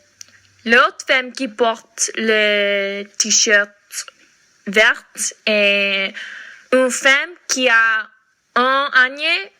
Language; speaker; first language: French; non-native, learner; English